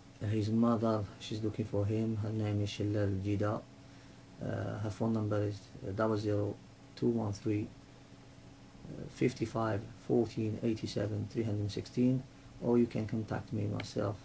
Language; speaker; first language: English; non-native, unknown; Arabic